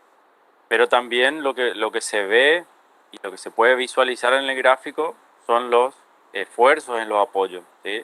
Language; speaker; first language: Spanish; native; Spanish